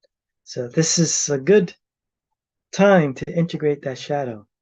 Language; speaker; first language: English; native; English